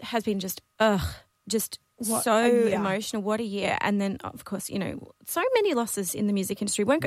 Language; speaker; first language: English; non-native, local second language; Dutch